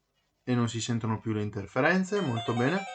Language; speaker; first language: Italian; native; Italian